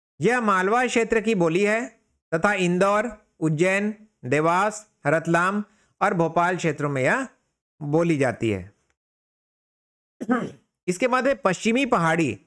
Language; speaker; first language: Hindi; native; Hindi